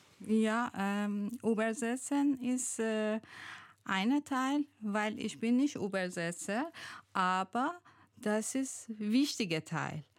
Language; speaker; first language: German; non-native, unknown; Persian